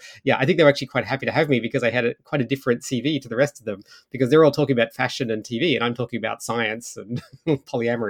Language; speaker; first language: English; native; English